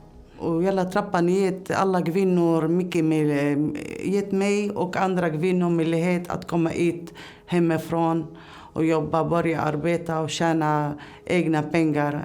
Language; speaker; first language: Swedish; non-native, learner; Arabic